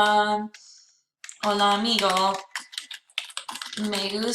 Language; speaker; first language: Spanish; non-native, fluent; English